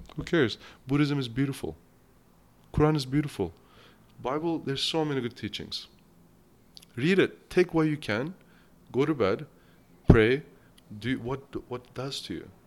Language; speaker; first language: English; non-native, fluent; Turkish